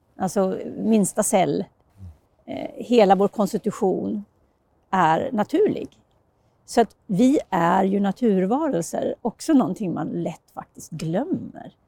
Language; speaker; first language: Swedish; native; Swedish